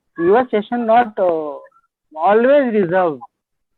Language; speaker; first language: English; non-native, learner; Marathi